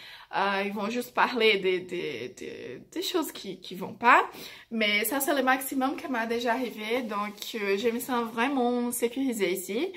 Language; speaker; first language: French; non-native, fluent; Portuguese